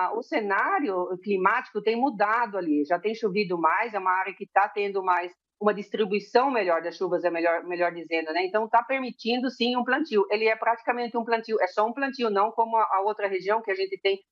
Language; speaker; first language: Portuguese; early bilingual, heritage; Spanish